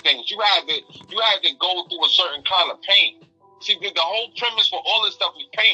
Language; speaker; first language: English; native; English